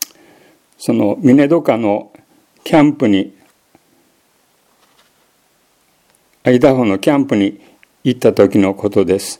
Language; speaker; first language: Japanese; native; Japanese